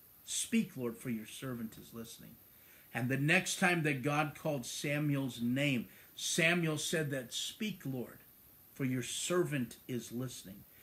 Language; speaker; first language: English; native; English